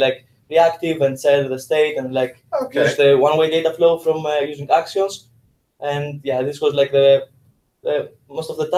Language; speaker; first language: English; non-native, fluent; Greek